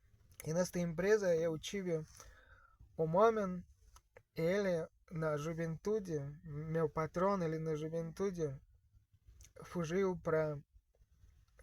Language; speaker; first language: Portuguese; non-native, fluent; Russian